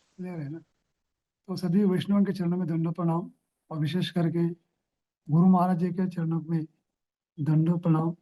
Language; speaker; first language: Hindi; non-native, local second language; Marathi